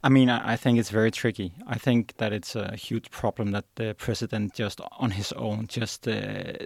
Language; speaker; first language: English; non-native, fluent; Danish